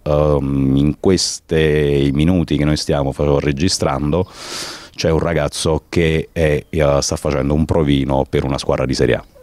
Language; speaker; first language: Italian; native; Italian